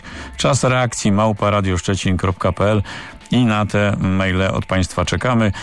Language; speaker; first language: Polish; native; Polish